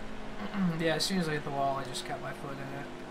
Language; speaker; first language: English; native; English